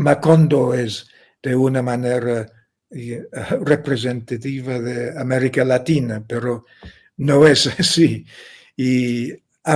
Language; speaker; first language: Spanish; non-native, fluent; English